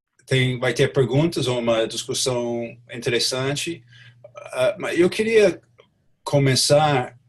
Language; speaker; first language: Portuguese; non-native, fluent; English